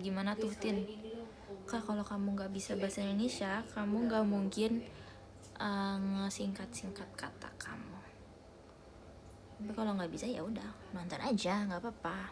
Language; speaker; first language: Indonesian; native; Indonesian